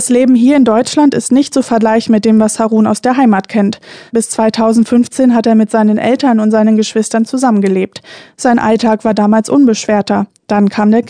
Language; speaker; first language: German; native; German